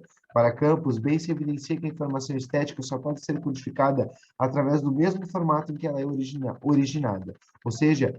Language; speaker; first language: Portuguese; native; Portuguese